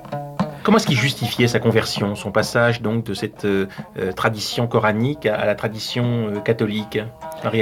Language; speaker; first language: French; native; French